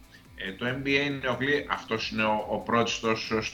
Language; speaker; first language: Greek; native; Greek